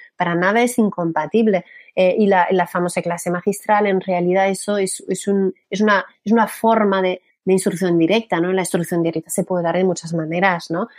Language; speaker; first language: Spanish; non-native, fluent; French